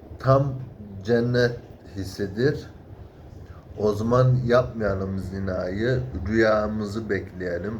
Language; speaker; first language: Turkish; early bilingual, heritage; Turkish